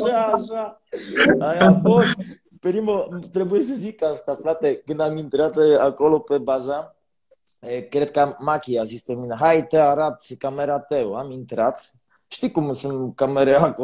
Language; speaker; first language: Romanian; non-native, learner; Polish